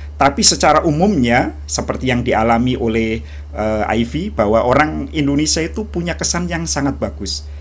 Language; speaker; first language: Indonesian; native; Indonesian